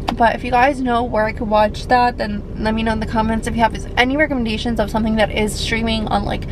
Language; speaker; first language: English; native; English